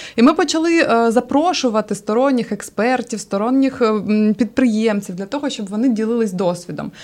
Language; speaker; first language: Ukrainian; native; Ukrainian